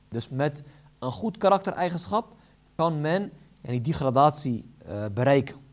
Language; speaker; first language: Dutch; early bilingual, other home language; Arabic